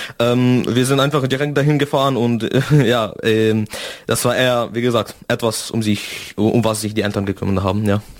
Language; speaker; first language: German; non-native, fluent; Russian